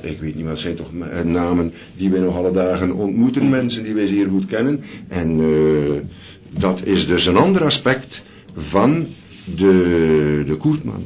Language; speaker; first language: Dutch; native; Dutch